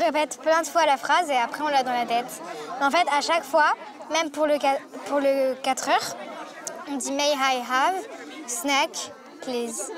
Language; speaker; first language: French; native; French